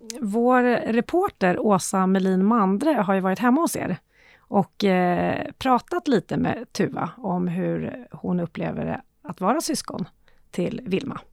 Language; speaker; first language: Swedish; native; Swedish